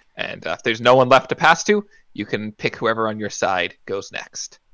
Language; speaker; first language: English; native; English